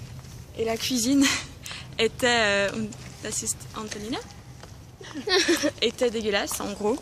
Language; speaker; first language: French; native; French